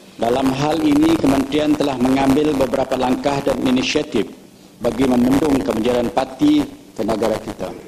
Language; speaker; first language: Malay; native; Malay